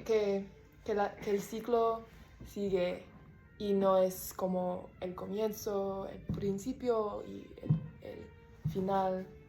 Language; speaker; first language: Spanish; non-native, learner; English